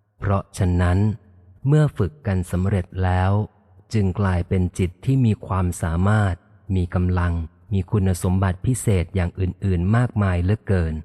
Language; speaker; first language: Thai; native; Thai